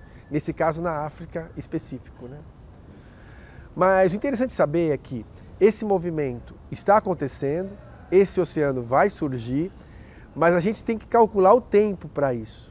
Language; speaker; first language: Portuguese; native; Portuguese